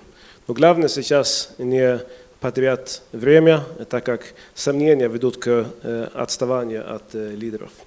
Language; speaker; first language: Russian; non-native, fluent; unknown